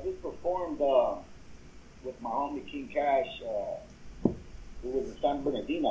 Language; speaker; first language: English; early bilingual, other home language; Spanish